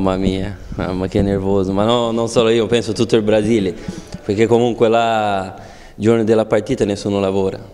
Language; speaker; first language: Italian; non-native, fluent; Portuguese